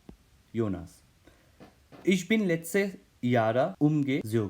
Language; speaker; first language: German; non-native, fluent; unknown